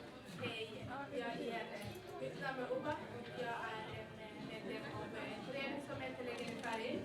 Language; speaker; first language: Swedish; non-native, fluent; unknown